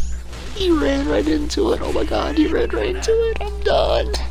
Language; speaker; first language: English; native; English